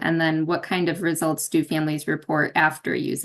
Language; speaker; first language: English; native; English